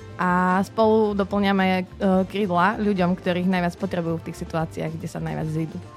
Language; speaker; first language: Slovak; native; Slovak